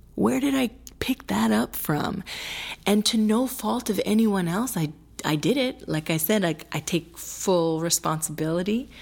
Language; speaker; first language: English; early bilingual, other home language; Spanish